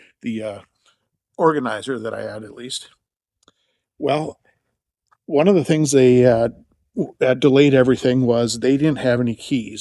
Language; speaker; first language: English; native; English